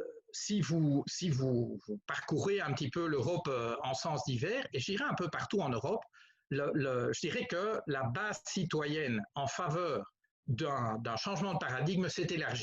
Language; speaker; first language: French; native; French